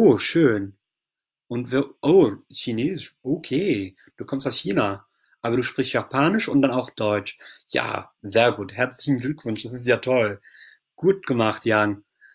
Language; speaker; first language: German; non-native, fluent; English